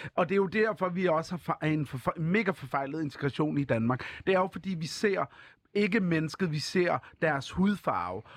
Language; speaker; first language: Danish; early bilingual, other home language; Arabic